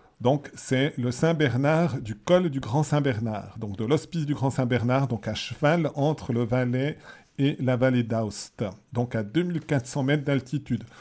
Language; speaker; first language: French; native; French